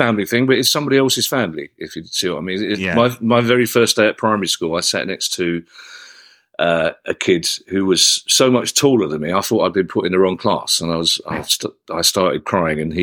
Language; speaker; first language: English; native; English